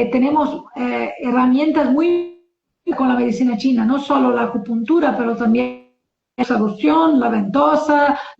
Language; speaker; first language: Spanish; non-native, learner; Portuguese